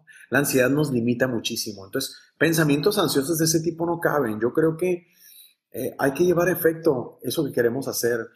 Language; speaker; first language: Spanish; native; Spanish